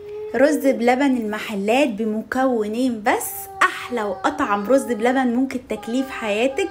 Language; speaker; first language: Arabic; native; Arabic